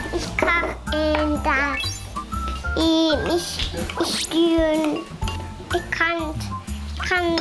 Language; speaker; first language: German; non-native, learner; Korean